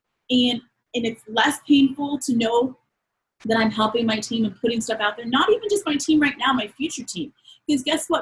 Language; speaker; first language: English; native; English